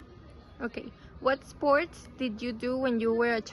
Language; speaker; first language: English; non-native, fluent; Spanish